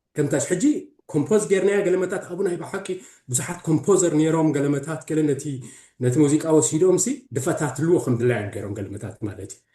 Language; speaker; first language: Tigrinya; early bilingual, heritage; Tigrinya